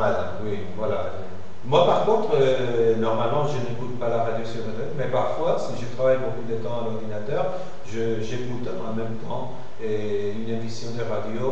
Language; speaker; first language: French; non-native, fluent; Spanish